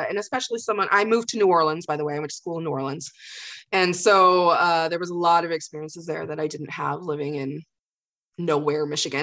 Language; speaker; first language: English; native; English